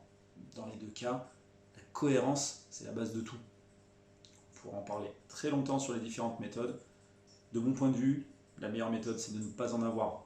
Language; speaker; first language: French; native; French